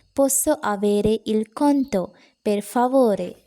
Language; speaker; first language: Italian; non-native, learner; Sinhala